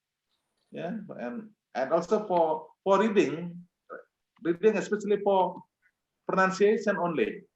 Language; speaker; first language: English; non-native, fluent; Indonesian